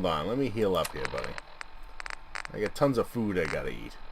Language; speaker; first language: English; native; English